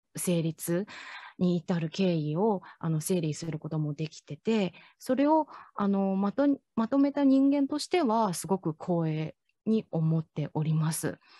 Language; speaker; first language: Japanese; non-native, fluent; Chinese